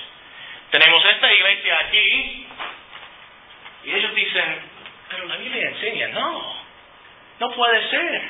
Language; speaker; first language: Spanish; non-native, fluent; English